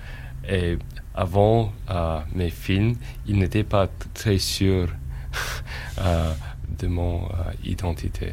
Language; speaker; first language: French; non-native, fluent; English